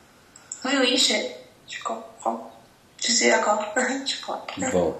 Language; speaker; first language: French; non-native, fluent; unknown